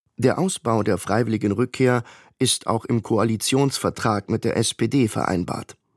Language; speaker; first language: German; native; German